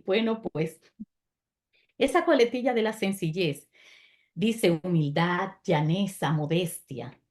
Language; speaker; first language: Spanish; native; Spanish